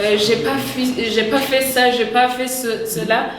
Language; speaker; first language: French; non-native, local second language; Rundi